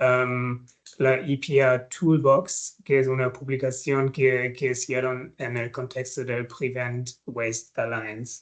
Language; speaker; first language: Spanish; non-native, fluent; German